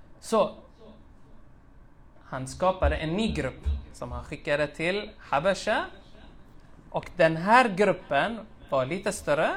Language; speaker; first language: Swedish; early bilingual, other home language; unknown